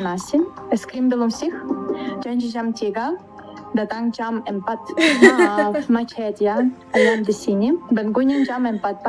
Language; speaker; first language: Indonesian; non-native, fluent; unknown